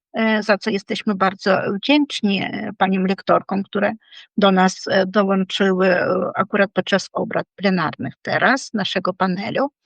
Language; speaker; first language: Polish; non-native, fluent; Ukrainian